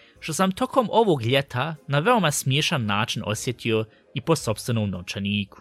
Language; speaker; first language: Bosnian; early bilingual, heritage; Bosnian